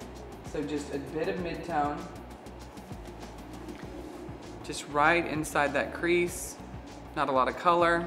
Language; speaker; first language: English; native; English